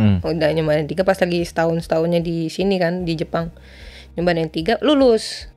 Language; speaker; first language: Indonesian; native; Indonesian